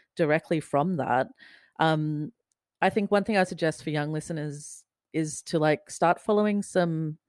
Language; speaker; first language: English; native; English